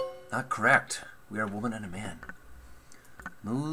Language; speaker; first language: English; native; English